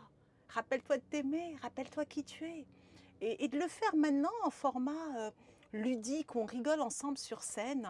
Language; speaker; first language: French; native; French